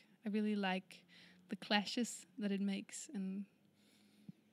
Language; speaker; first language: English; non-native, fluent; Danish